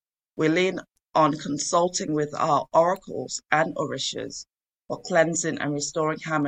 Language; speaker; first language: English; non-native, local second language; Yoruba